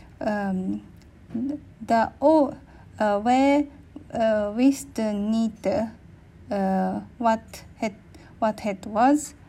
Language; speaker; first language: Dutch; non-native, learner; English